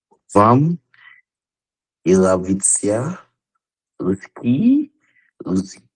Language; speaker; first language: Russian; non-native, learner; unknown